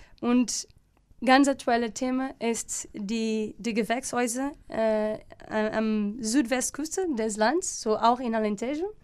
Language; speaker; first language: German; non-native, learner; Portuguese